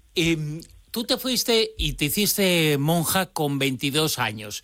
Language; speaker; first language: Spanish; native; Spanish